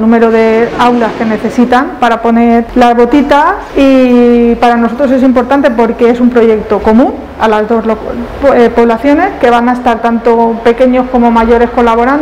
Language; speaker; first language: Spanish; native; Spanish